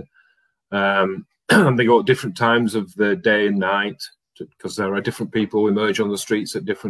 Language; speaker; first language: English; native; English